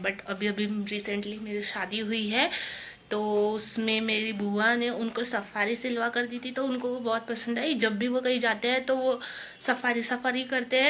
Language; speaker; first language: Hindi; native; Hindi